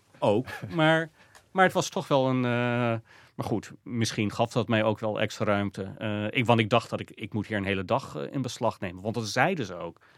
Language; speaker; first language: Dutch; non-native, fluent; English